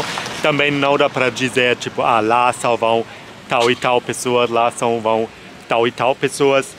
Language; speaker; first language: Portuguese; non-native, fluent; German